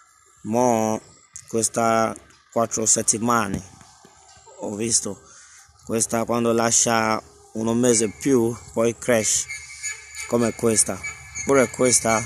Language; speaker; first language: Italian; non-native, learner; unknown